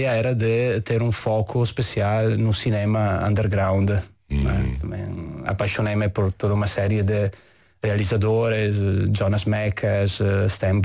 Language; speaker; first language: Portuguese; non-native, fluent; Italian